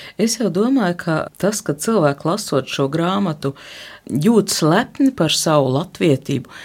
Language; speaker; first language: Latvian; native; Latvian